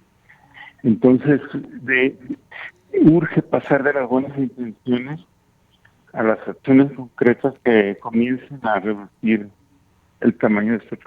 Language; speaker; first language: Spanish; native; Spanish